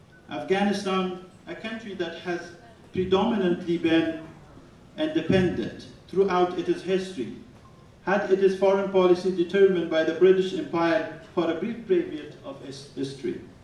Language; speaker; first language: English; non-native, fluent; Persian